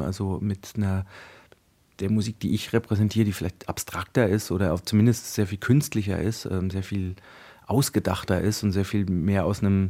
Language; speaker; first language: German; native; German